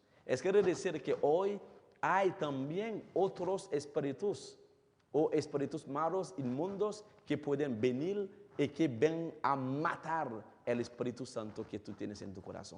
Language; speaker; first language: Spanish; non-native, fluent; Haitian Creole